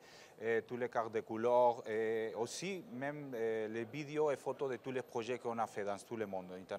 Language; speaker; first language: French; non-native, fluent; Spanish